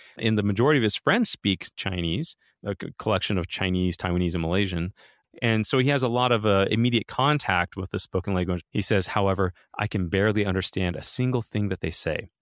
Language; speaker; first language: English; native; English